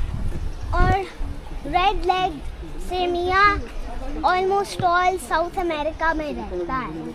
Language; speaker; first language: Hindi; early bilingual, heritage; Urdu